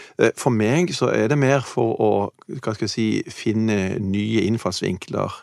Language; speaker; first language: Norwegian; native; Norwegian